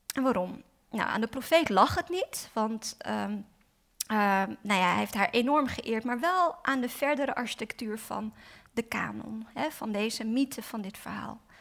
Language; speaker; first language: Dutch; native; Dutch